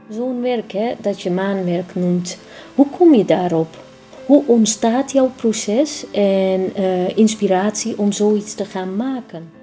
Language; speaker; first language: Dutch; early bilingual, heritage; Turkish